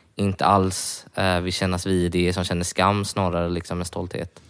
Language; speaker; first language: Swedish; native; Swedish